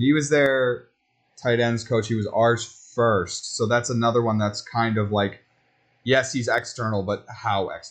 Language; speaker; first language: English; native; English